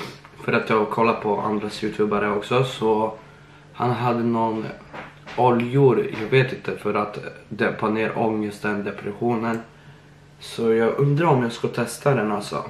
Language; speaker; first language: Swedish; early bilingual, other home language; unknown